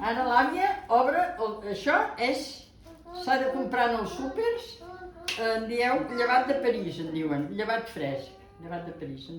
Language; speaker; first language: Catalan; native; Catalan